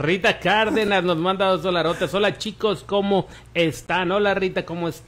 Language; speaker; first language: Spanish; native; Spanish